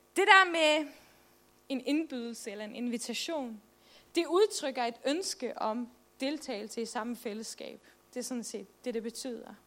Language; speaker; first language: Danish; non-native, local second language; Faroese